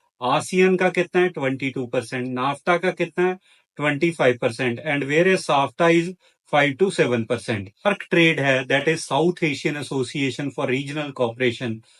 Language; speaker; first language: Hindi; native; Hindi